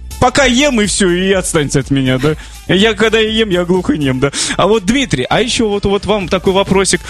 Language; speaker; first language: Russian; native; Russian